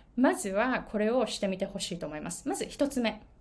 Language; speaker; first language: Japanese; native; Japanese